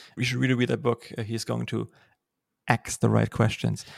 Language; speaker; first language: English; non-native, fluent; German